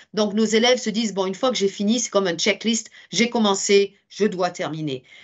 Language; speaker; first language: French; native; French